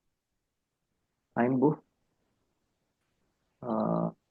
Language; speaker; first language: German; non-native, learner; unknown